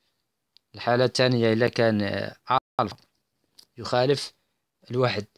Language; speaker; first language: Arabic; native; Arabic